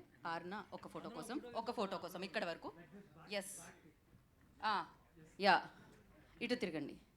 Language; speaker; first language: Telugu; native; Telugu